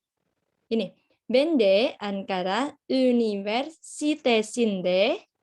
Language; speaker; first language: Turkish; non-native, fluent; Indonesian